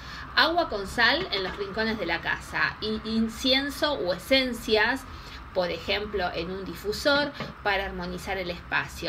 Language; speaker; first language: Spanish; native; Spanish